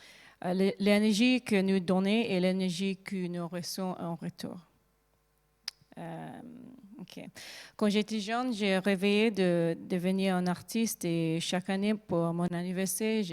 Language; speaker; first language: French; non-native, learner; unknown